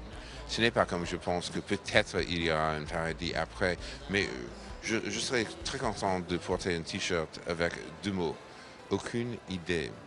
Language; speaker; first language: French; non-native, fluent; English